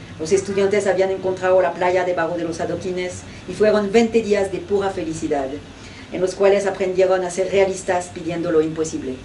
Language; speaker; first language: Spanish; non-native, fluent; French